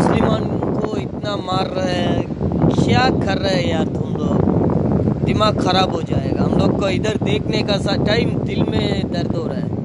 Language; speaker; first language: Hindi; non-native, learner; Tamil